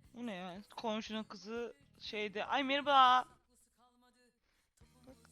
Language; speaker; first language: Turkish; native; Turkish